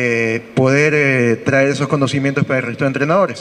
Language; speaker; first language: Spanish; native; Spanish